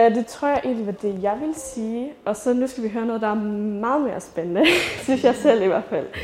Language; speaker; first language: Danish; native; Danish